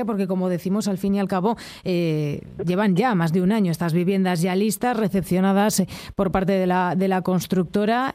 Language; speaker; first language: Spanish; native; Spanish